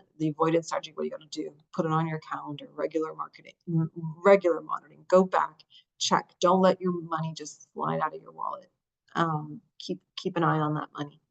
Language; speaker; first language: English; native; English